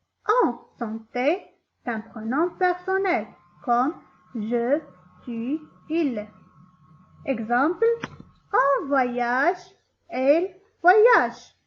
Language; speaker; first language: French; non-native, local second language; Arabic